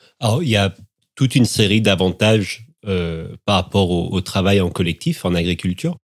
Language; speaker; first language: French; native; French